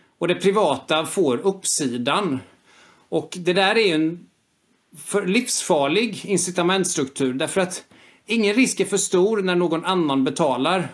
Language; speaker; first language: Swedish; native; Swedish